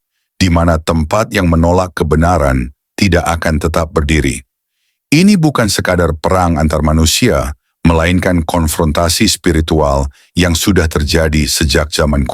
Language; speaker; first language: Indonesian; native; Indonesian